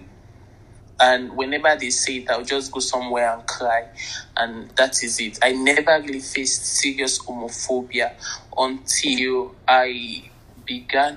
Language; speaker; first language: English; non-native, local second language; Igbo